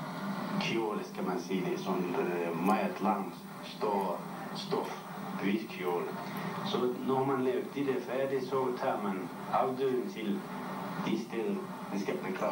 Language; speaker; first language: Danish; non-native, learner; Turkish